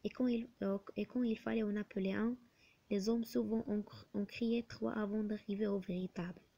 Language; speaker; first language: French; non-native, local second language; Arabic